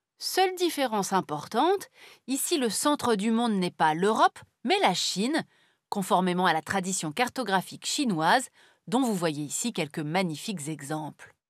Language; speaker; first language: French; native; French